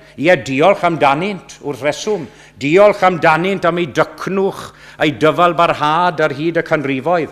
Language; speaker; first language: Welsh; native; Welsh